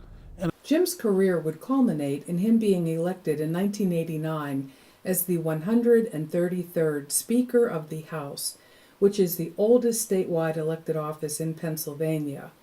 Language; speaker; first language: English; native; English